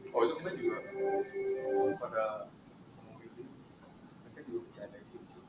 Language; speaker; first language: Indonesian; native; Indonesian